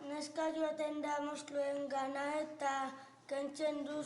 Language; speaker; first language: Basque; non-native, local second language; Spanish